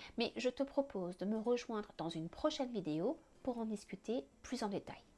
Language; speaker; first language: French; native; French